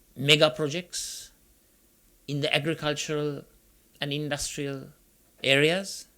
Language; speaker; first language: English; non-native, local second language; Sinhala